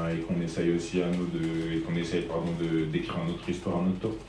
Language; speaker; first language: French; native; French